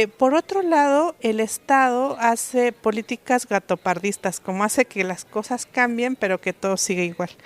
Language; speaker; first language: Spanish; non-native, local second language; Mixtepec Mixtec